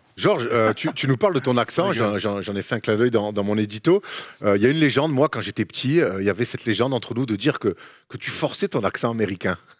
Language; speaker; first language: French; native; French